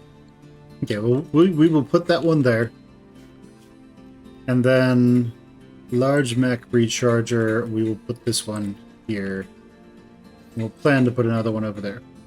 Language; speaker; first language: English; native; English